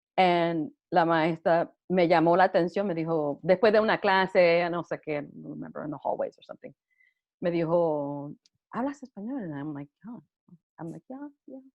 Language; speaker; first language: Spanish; early bilingual, heritage; Spanish